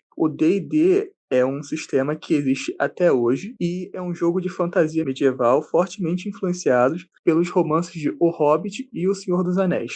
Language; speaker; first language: Portuguese; native; Portuguese